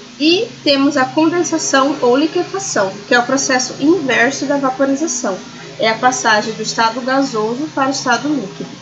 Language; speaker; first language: Portuguese; native; Portuguese